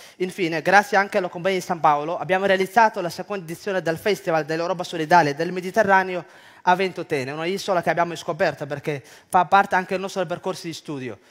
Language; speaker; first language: Italian; non-native, fluent; Somali